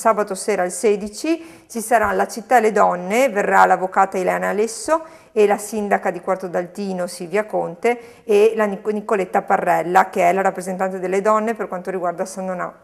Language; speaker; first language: Italian; native; Italian